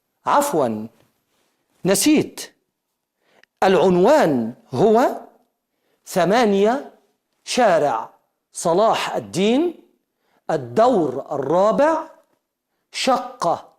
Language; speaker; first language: Arabic; non-native, fluent; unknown